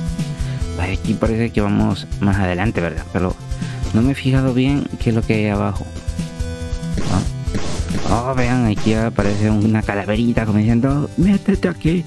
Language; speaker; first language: Spanish; native; Spanish